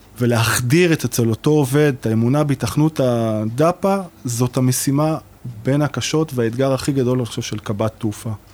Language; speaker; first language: Hebrew; native; Hebrew